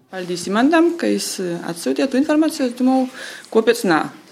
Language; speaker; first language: Latvian; native; Latvian